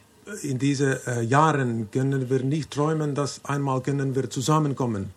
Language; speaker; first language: German; non-native, learner; Finnish